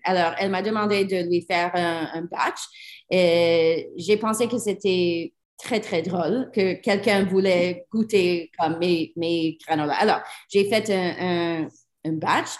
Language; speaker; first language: French; non-native, learner; English